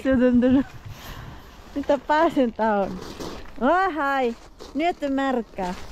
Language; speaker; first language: Finnish; non-native, learner; Filipino